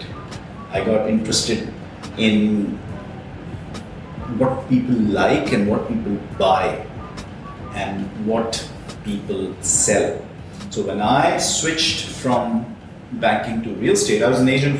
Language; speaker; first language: English; non-native, local second language; Urdu